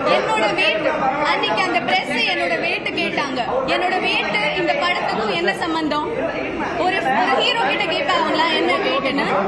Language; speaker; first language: Tamil; non-native, local second language; Malayalam